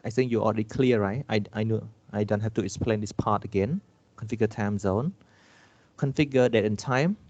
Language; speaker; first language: English; non-native, fluent; Khmer